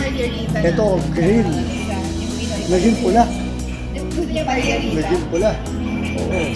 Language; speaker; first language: Filipino; native; Filipino